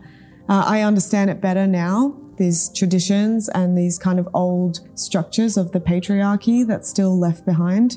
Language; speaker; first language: English; early bilingual, other home language; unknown